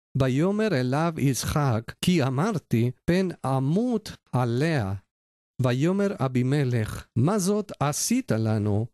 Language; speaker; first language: Hebrew; non-native, learner; Spanish